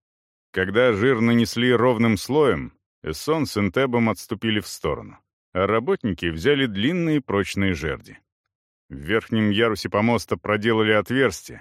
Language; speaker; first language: Russian; native; Russian